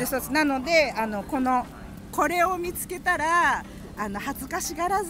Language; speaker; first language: Japanese; native; Japanese